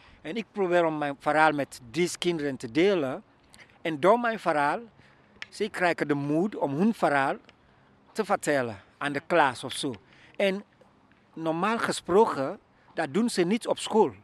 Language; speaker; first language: Dutch; non-native, learner; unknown